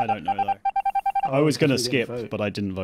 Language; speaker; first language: English; native; English